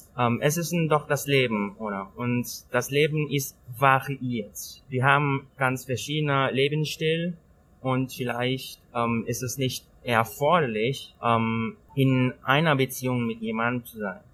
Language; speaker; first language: German; non-native, learner; Thai